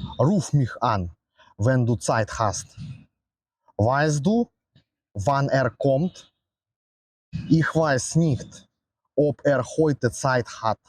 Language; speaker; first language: German; non-native, learner; Ukrainian